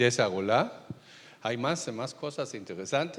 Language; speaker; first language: Spanish; non-native, fluent; German